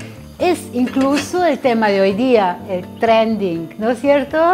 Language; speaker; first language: Spanish; non-native, fluent; Portuguese